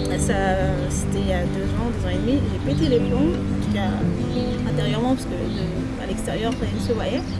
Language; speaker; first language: French; early bilingual, other home language; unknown